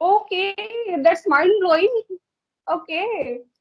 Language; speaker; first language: English; non-native, learner; Hindi